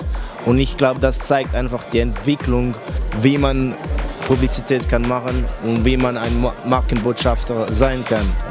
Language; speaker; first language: German; non-native, fluent; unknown